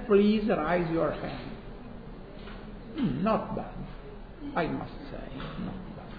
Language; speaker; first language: English; non-native, fluent; Italian